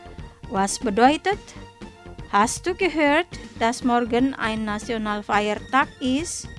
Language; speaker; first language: German; non-native, fluent; Indonesian